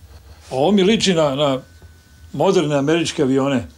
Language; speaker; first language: Bosnian; native; Bosnian